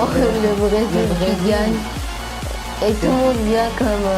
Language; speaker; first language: French; native; French